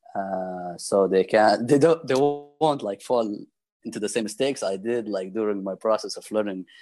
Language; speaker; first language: English; non-native, fluent; Arabic